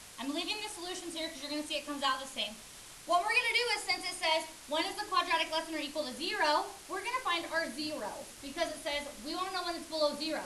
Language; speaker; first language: English; native; English